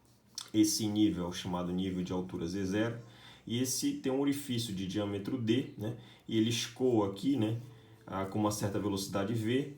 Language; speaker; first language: Portuguese; native; Portuguese